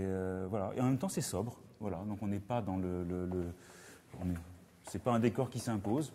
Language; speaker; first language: French; native; French